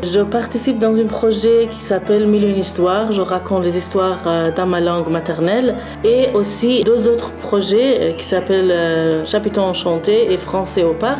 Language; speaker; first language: French; non-native, learner; Kurdish